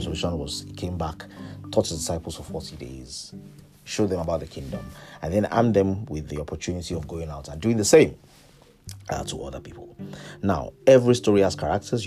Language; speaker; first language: English; non-native, local second language; Yoruba